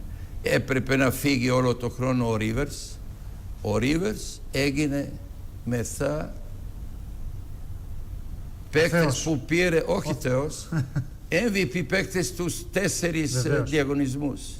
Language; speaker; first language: Greek; non-native, fluent; Serbian